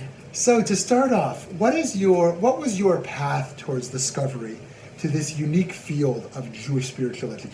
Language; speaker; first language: English; native; English